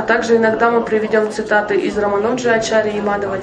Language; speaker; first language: Russian; native; Russian